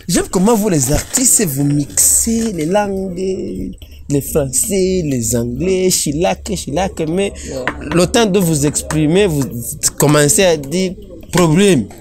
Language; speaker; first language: French; non-native, local second language; Rundi